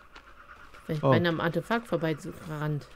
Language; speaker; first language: German; native; German